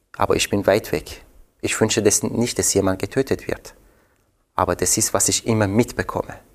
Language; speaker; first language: German; non-native, fluent; Persian